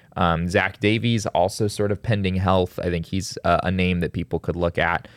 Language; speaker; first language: English; native; English